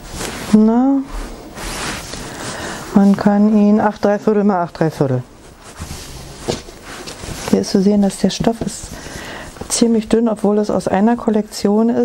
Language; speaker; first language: German; native; German